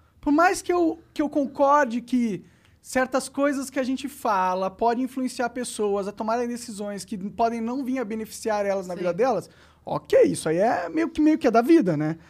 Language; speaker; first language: Portuguese; native; Portuguese